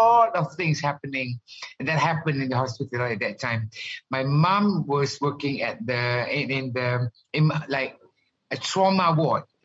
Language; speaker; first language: English; non-native, local second language; Malay